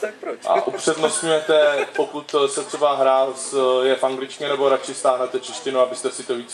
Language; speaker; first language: Czech; native; Czech